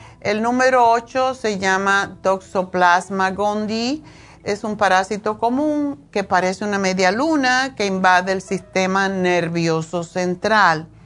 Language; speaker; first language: Spanish; native; Spanish